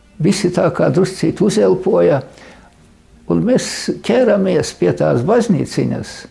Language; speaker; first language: Latvian; native; Latvian